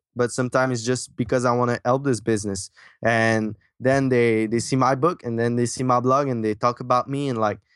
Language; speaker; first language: English; non-native, fluent; French